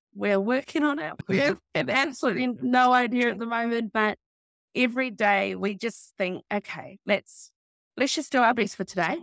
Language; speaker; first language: English; native; English